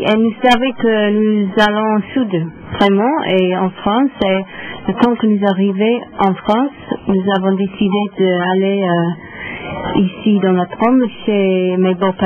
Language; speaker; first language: French; non-native, learner; English